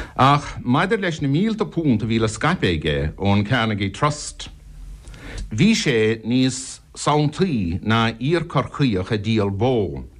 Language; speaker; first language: Irish; non-native, local second language; English